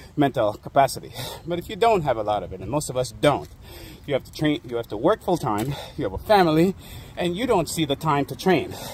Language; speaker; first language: English; native; English